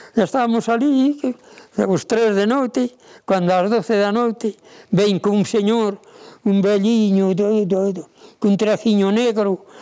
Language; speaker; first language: Spanish; non-native, local second language; Galician